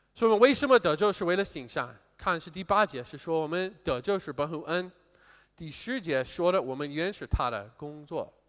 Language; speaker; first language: Chinese; non-native, fluent; English